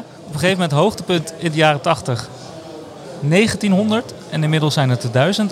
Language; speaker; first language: Dutch; native; Dutch